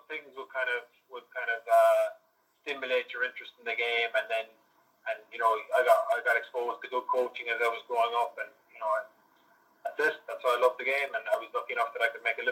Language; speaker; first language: English; native; English